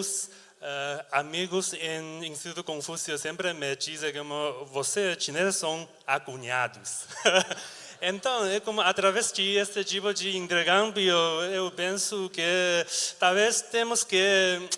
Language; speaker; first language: Portuguese; non-native, learner; Chinese